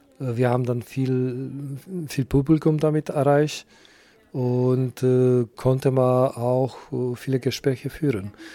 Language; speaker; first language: German; non-native, fluent; Romany